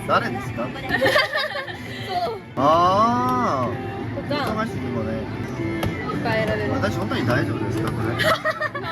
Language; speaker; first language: Japanese; non-native, learner; Korean